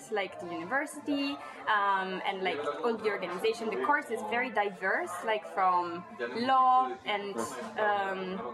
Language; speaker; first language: English; non-native, fluent; Italian